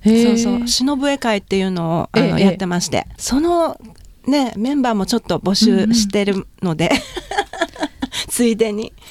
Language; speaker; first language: Japanese; native; Japanese